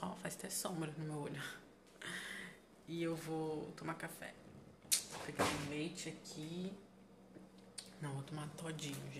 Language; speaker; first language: Portuguese; native; Portuguese